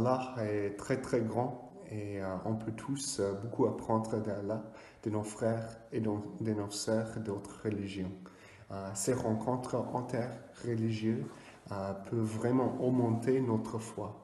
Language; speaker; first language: French; non-native, fluent; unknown